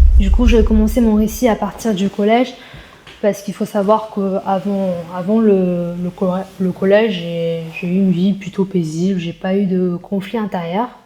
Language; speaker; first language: French; early bilingual, other home language; Chinese